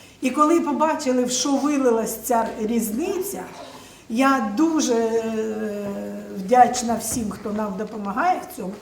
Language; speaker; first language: Ukrainian; non-native, local second language; Russian